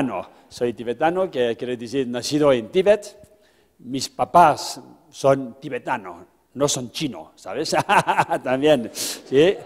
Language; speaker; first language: Spanish; non-native, fluent; Tibetan